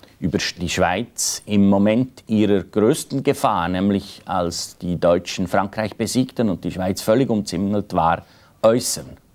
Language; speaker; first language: German; native; German